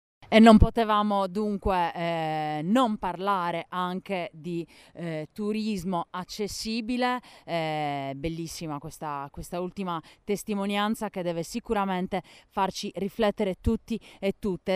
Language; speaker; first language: Italian; native; Italian